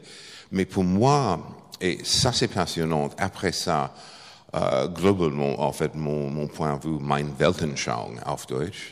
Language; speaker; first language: French; non-native, fluent; English